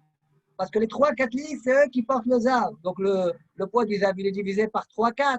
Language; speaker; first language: French; native; French